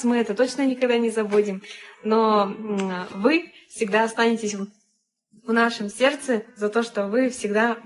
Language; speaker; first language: Russian; native; Russian